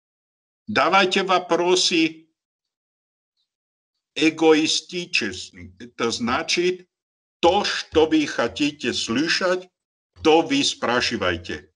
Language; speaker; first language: Russian; non-native, learner; Slovak